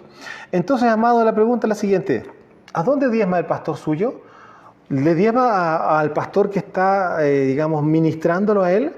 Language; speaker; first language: Spanish; native; Spanish